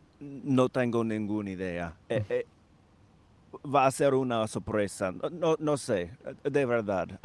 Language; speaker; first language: Spanish; non-native, fluent; English